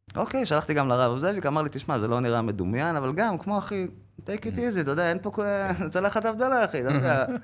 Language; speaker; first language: Hebrew; native; Hebrew